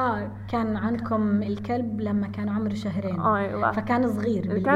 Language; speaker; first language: Arabic; native; Arabic